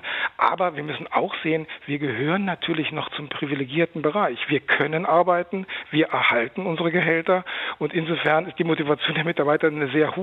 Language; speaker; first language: German; native; German